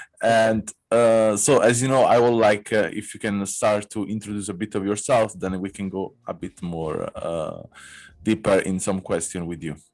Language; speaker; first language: English; non-native, fluent; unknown